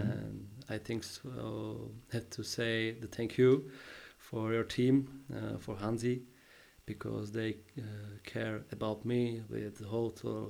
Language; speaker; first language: English; non-native, learner; Czech